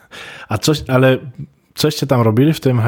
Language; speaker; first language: Polish; early bilingual, heritage; Polish